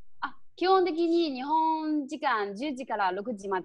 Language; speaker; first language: Japanese; non-native, fluent; Chinese